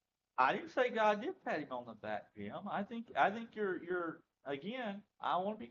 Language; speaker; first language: English; native; English